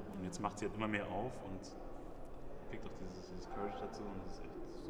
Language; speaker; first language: German; native; German